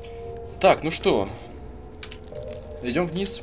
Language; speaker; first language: Russian; native; Russian